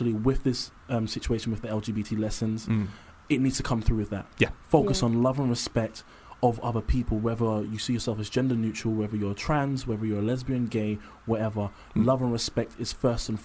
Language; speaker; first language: English; native; English